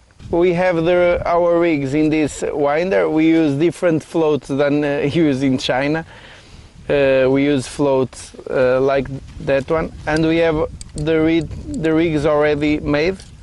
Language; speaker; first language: English; non-native, fluent; Portuguese